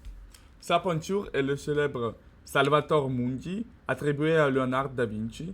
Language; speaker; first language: French; non-native, learner; Russian